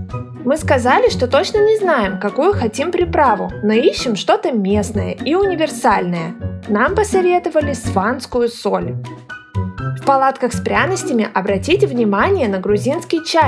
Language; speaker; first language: Russian; native; Russian